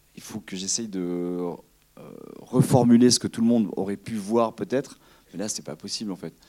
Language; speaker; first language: French; native; French